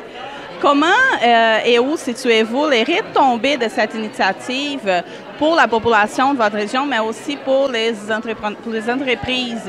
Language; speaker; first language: French; native; French